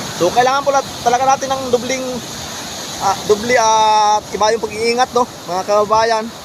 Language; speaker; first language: Filipino; non-native, local second language; Masbatenyo